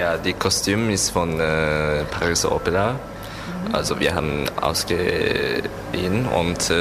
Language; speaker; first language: German; non-native, learner; Japanese